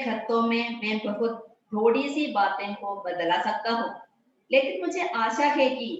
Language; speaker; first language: Hindi; non-native, local second language; Malayalam